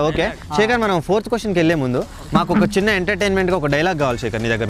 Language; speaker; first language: Telugu; native; Telugu